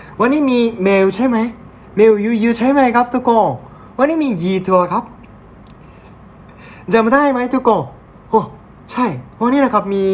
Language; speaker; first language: Thai; non-native, learner; Japanese